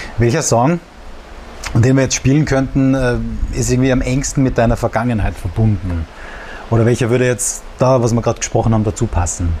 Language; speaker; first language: German; native; German